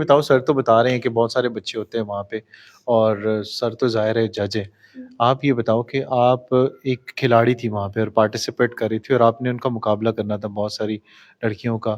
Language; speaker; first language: Urdu; native; Urdu